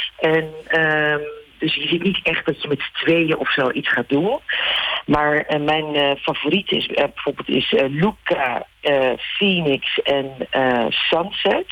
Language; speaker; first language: Dutch; early bilingual, other home language; Turkish